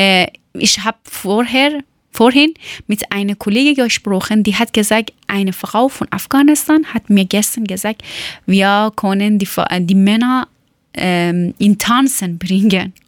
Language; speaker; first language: German; non-native, learner; Persian